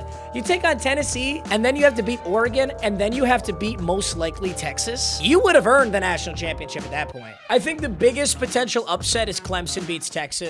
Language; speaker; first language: English; native; English